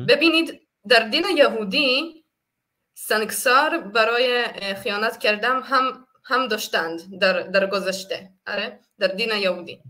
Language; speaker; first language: Persian; non-native, fluent; Hebrew